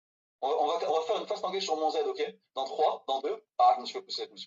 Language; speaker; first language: French; native; French